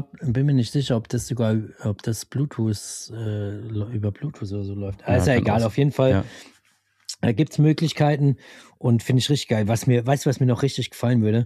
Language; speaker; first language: German; native; German